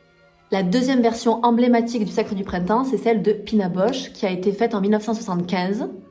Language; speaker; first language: French; native; French